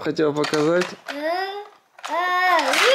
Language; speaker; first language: Russian; native; Russian